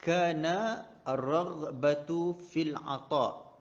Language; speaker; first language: Arabic; non-native, fluent; Malay